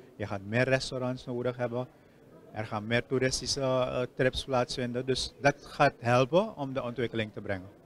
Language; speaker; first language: Dutch; native; Dutch